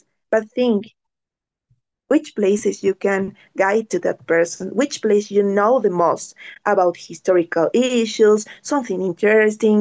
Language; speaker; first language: English; non-native, learner; Spanish